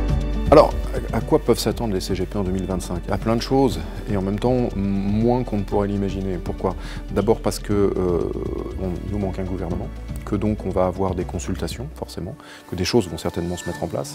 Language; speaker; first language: French; native; French